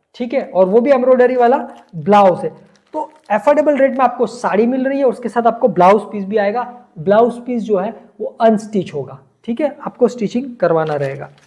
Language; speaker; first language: Hindi; non-native, local second language; Gujarati